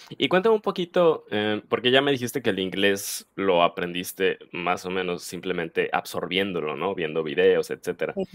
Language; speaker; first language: Spanish; native; Spanish